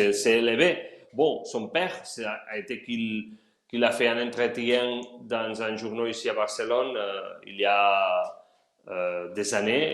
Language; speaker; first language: French; non-native, fluent; Spanish